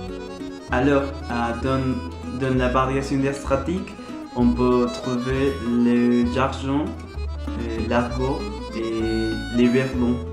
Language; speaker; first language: French; non-native, learner; Spanish